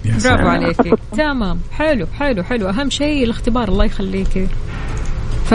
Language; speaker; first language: Arabic; native; Arabic